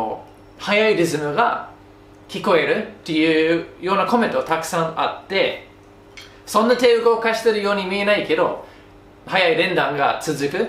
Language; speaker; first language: Japanese; non-native, fluent; English